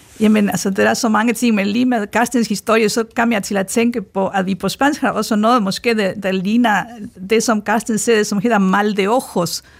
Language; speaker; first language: Danish; non-native, fluent; Spanish